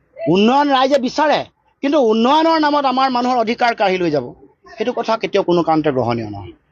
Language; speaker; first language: Assamese; native; Assamese